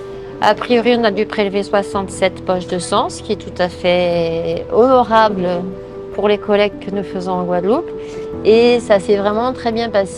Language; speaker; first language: French; native; French